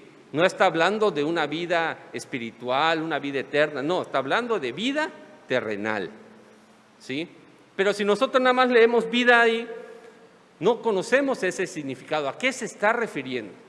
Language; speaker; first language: Spanish; native; Spanish